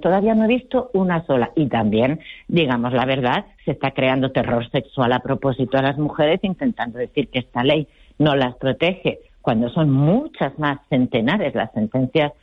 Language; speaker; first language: Spanish; native; Spanish